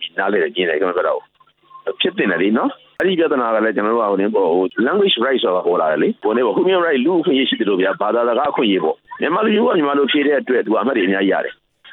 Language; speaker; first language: Burmese; native; Burmese